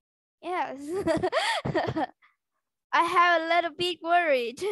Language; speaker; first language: English; non-native, learner; Vietnamese